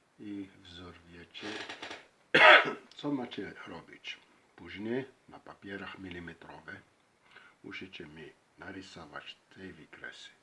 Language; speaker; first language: Polish; non-native, learner; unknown